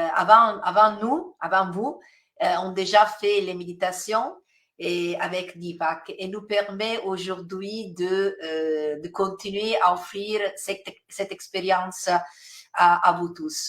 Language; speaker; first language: French; non-native, fluent; Italian